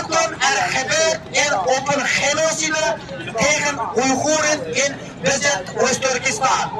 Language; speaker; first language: Dutch; non-native, learner; Uyghur